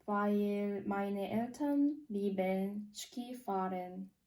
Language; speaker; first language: German; non-native, learner; Korean